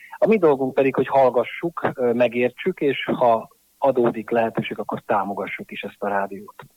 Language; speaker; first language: Hungarian; native; Hungarian